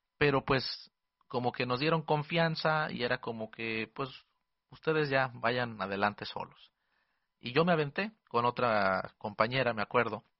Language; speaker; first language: Spanish; early bilingual, heritage; Spanish